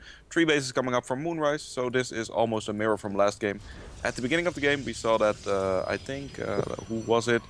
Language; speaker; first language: English; non-native, fluent; Dutch